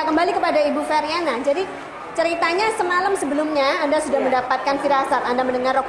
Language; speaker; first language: Indonesian; native; Indonesian